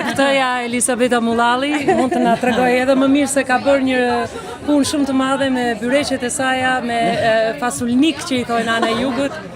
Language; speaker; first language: Albanian; native; Albanian